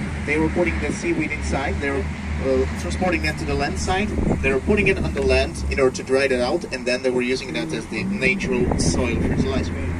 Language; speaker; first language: English; non-native, fluent; Portuguese